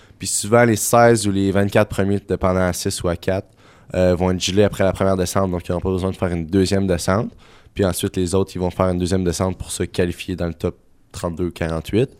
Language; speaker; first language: French; native; French